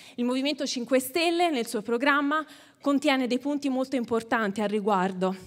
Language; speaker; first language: Italian; native; Italian